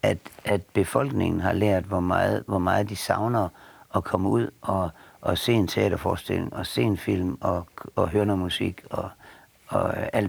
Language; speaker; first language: Danish; native; Danish